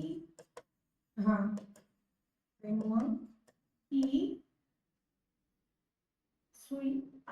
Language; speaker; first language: French; non-native, learner; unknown